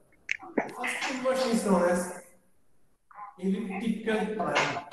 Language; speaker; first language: English; non-native, local second language; Malayalam